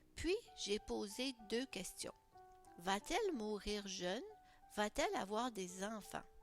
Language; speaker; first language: French; native; French